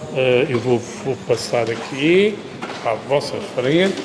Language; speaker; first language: Portuguese; native; Portuguese